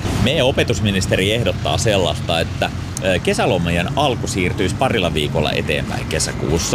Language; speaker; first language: Finnish; native; Finnish